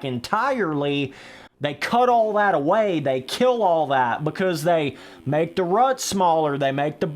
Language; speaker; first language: English; native; English